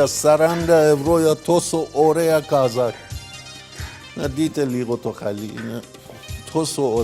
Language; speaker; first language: Greek; non-native, learner; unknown